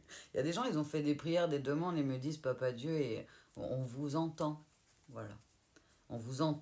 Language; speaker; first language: French; native; French